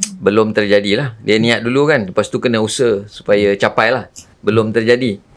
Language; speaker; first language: Malay; native; Malay